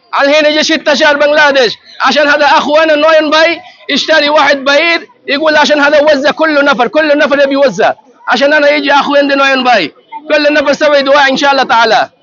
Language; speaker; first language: Arabic; non-native, learner; Bangla